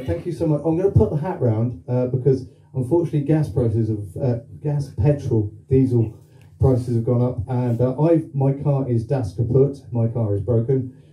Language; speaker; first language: English; native; English